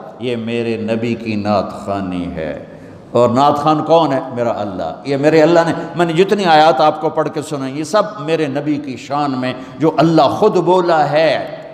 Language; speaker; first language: Urdu; non-native, local second language; Punjabi